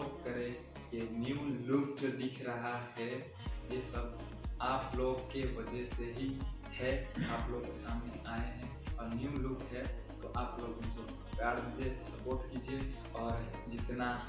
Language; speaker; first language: Hindi; non-native, local second language; Bangla